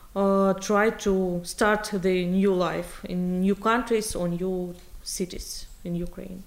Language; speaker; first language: English; non-native, learner; Ukrainian